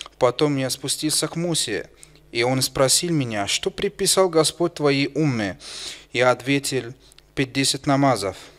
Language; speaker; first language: Russian; non-native, fluent; Arabic